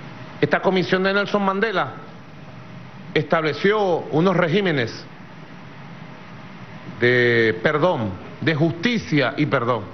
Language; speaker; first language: Spanish; native; Spanish